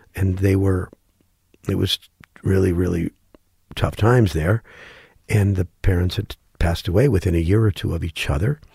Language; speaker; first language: English; native; English